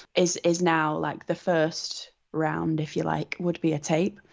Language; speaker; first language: English; native; English